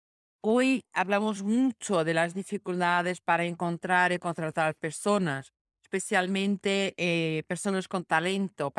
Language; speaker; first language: Spanish; non-native, fluent; Portuguese